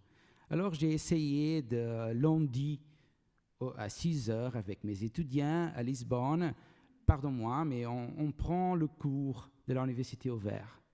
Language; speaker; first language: French; non-native, learner; Portuguese